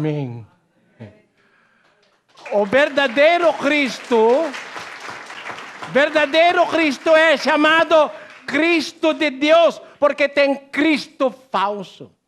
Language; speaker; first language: Portuguese; non-native, learner; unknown